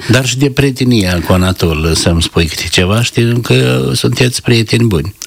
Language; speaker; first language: Romanian; native; Romanian